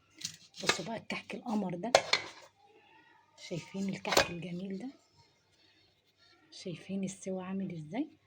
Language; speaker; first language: Arabic; native; Arabic